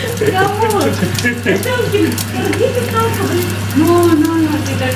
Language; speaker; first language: Indonesian; non-native, learner; Russian